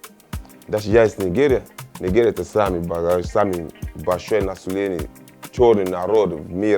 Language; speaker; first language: Russian; non-native, learner; Yoruba